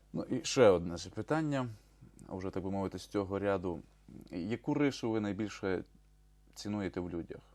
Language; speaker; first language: Ukrainian; native; Ukrainian